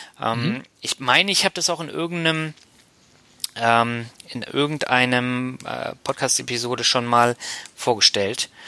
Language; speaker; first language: German; native; German